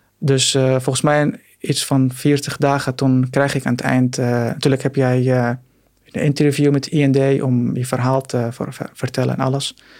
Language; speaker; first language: Dutch; non-native, fluent; Arabic